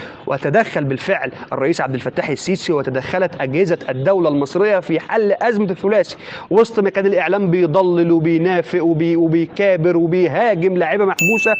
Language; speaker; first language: Arabic; native; Arabic